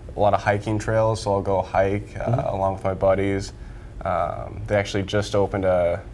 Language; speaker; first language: English; native; English